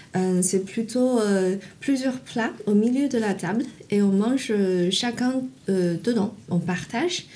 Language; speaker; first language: French; non-native, fluent; Chinese